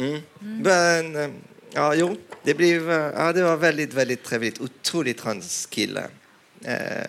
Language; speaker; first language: Swedish; non-native, fluent; French